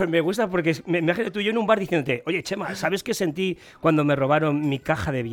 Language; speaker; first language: Spanish; native; Spanish